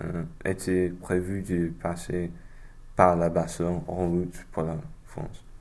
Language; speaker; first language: French; non-native, learner; English